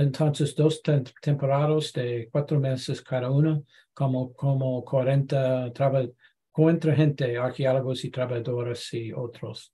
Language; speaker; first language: Spanish; non-native, learner; English